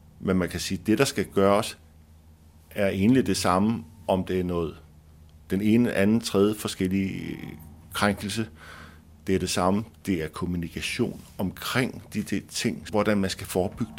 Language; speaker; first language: Danish; native; Danish